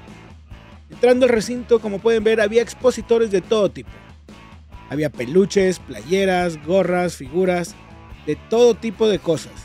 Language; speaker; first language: Spanish; native; Spanish